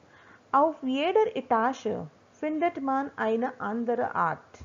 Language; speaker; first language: German; non-native, fluent; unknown